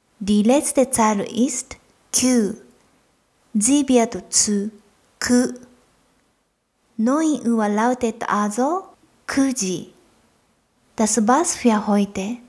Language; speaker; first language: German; non-native, fluent; Japanese